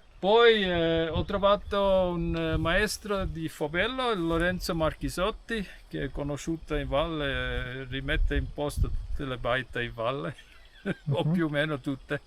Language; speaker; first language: Italian; non-native, fluent; German